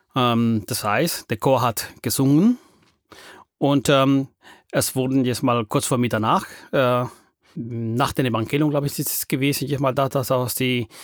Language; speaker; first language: German; non-native, fluent; Spanish